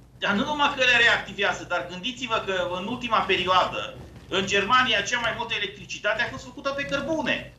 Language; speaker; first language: Romanian; native; Romanian